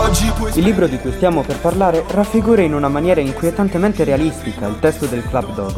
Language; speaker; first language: Italian; native; Italian